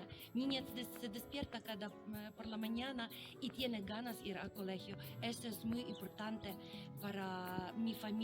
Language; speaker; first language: Spanish; non-native, learner; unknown